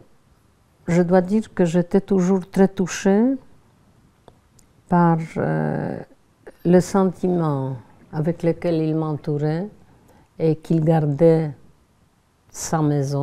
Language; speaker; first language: French; non-native, fluent; Polish